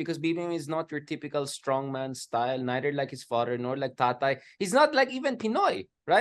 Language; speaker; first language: English; non-native, local second language; Filipino